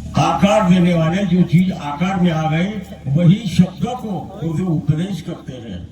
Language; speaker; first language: Hindi; non-native, local second language; Marathi